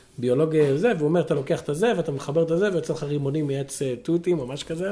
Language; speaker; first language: Hebrew; native; Hebrew